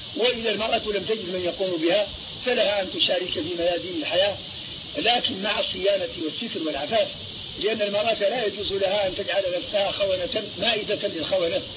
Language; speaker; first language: Arabic; native; Arabic